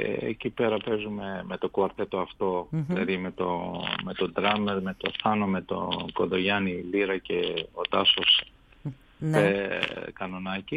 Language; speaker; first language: Greek; non-native, fluent; Armenian